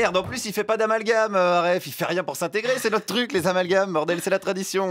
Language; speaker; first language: French; native; French